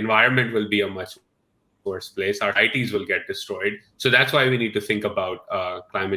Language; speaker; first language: English; non-native, local second language; Urdu